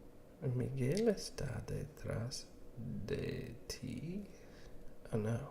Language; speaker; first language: Spanish; non-native, learner; English